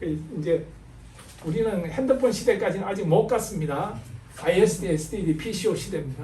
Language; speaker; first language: Korean; native; Korean